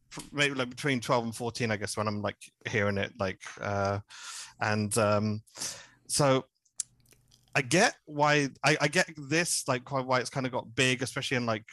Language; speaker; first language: English; native; English